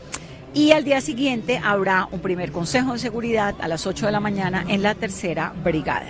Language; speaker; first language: Spanish; native; Spanish